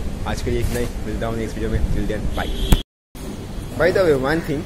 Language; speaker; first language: Hindi; non-native, local second language; Bangla